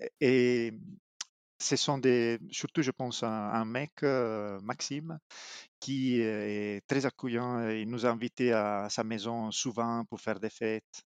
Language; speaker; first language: French; non-native, fluent; Italian